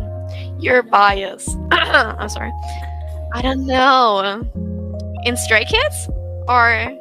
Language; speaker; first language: English; non-native, learner; German